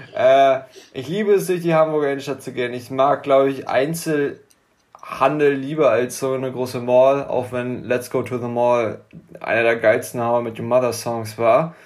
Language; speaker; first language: German; native; German